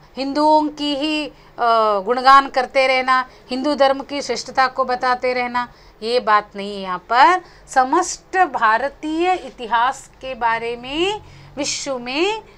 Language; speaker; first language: Hindi; non-native, local second language; Konkani